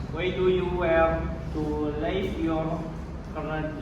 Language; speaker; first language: English; non-native, learner; Indonesian